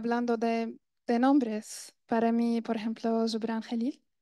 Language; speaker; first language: Spanish; non-native, fluent; Arabic